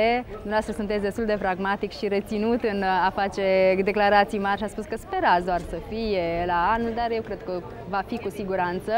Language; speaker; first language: Romanian; native; Romanian